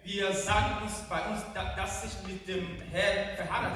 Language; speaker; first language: German; non-native, fluent; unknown